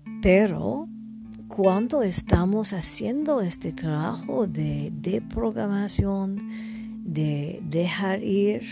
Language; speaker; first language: Spanish; non-native, learner; English